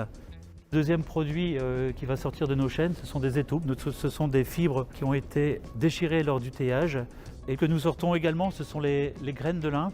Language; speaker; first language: French; native; French